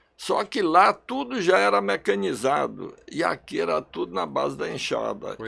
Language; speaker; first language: Portuguese; early bilingual, other home language; Russian